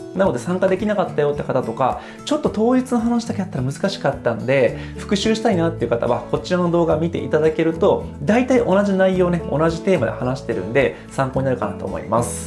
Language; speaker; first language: Japanese; native; Japanese